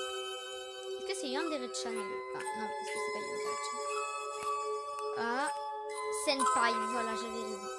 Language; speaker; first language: French; native; French